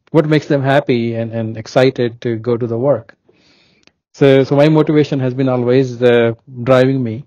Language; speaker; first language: English; non-native, local second language; Hindi